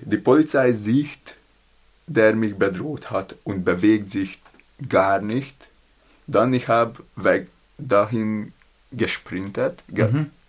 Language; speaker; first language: German; non-native, learner; Latvian